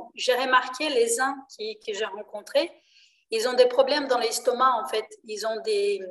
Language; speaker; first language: French; non-native, fluent; Portuguese